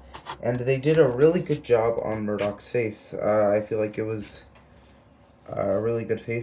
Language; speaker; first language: English; native; English